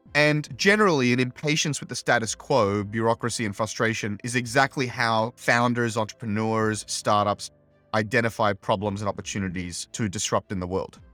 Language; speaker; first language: English; native; English